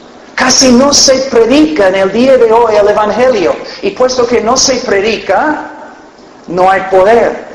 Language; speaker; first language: Spanish; non-native, fluent; English